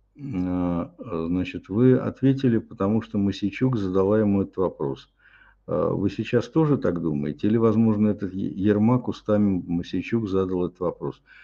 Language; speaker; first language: Russian; native; Russian